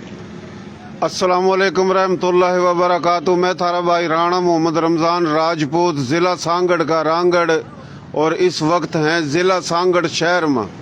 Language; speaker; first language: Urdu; non-native, local second language; Haryanvi